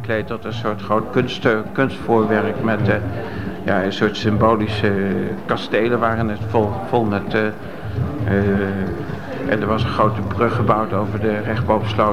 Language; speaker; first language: Dutch; native; Dutch